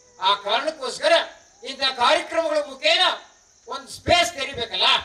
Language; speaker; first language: Kannada; native; Kannada